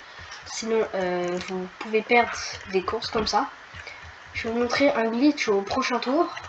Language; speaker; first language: French; native; French